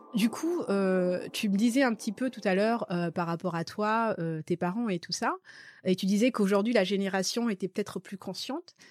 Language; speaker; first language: French; early bilingual, other home language; Malagasy